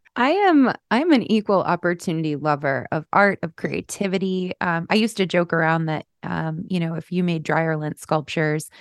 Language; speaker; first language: English; native; English